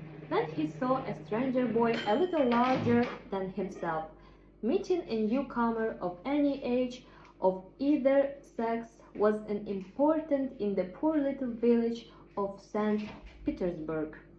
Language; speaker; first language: English; non-native, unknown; Ukrainian